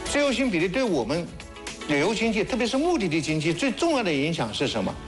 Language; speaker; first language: Chinese; native; Chinese